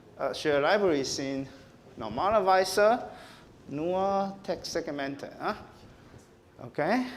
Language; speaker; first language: German; non-native, learner; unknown